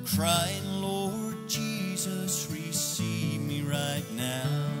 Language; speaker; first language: English; native; English